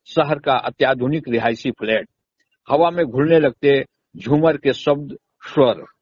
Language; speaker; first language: Hindi; native; Hindi